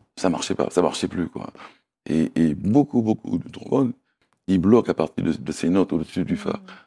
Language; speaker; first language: French; native; French